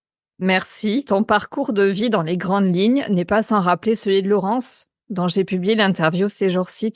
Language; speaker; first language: French; native; French